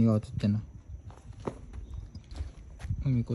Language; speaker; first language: Japanese; native; Japanese